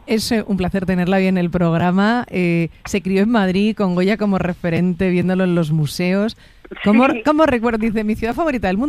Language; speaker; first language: Spanish; native; Spanish